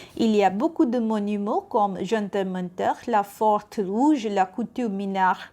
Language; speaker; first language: French; non-native, fluent; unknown